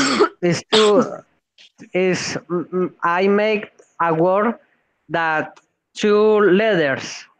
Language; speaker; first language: English; non-native, learner; Spanish